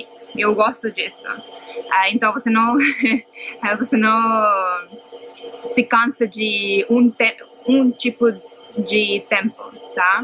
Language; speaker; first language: Portuguese; non-native, fluent; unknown